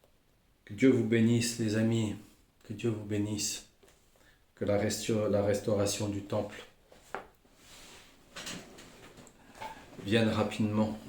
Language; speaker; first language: French; native; French